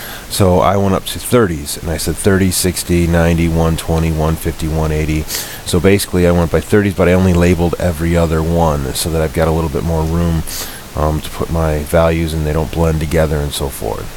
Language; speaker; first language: English; native; English